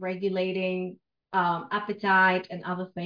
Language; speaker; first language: English; non-native, fluent; Spanish